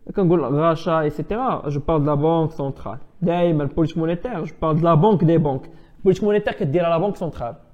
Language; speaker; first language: French; non-native, local second language; Arabic